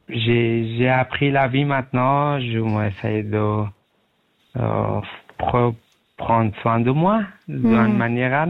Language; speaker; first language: French; non-native, learner; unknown